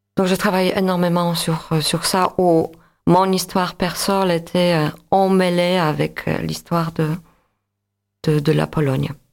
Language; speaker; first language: French; non-native, fluent; Polish